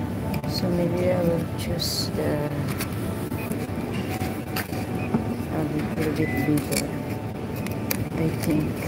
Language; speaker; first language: English; non-native, local second language; Filipino